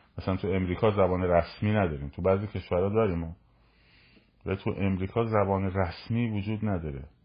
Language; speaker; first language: Persian; native; Persian